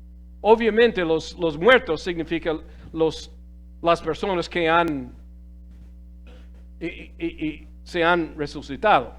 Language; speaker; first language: Spanish; non-native, fluent; English